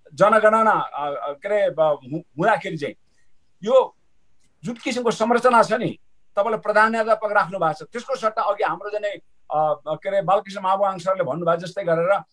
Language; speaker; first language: Nepali; non-native, local second language; Sherpa